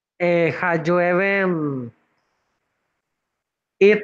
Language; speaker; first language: English; non-native, learner; Spanish